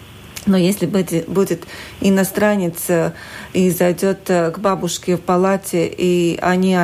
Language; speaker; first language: Russian; non-native, local second language; Latvian